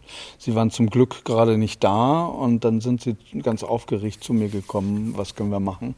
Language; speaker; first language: German; native; German